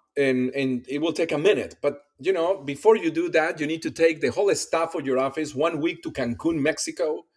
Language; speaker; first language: English; non-native, fluent; Spanish